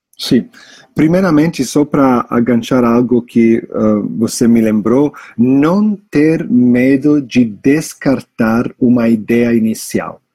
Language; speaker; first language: Portuguese; non-native, fluent; English